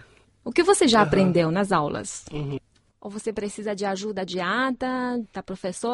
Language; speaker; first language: Portuguese; non-native, fluent; Chinese